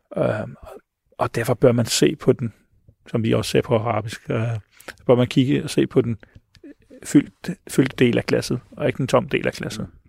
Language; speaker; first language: Danish; early bilingual, other home language; Arabic